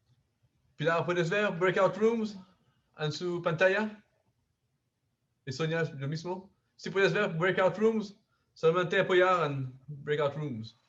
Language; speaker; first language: Spanish; non-native, learner; French